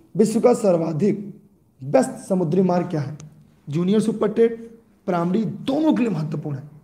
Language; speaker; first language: Hindi; native; Hindi